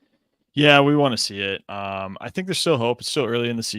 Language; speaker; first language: English; native; English